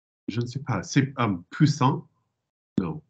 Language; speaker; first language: French; non-native, learner; English